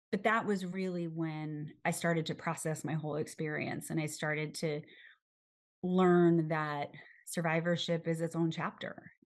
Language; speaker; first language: English; native; English